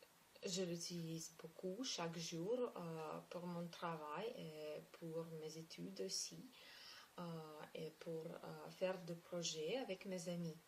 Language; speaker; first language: French; non-native, learner; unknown